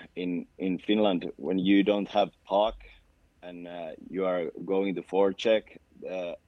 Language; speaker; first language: English; non-native, fluent; Finnish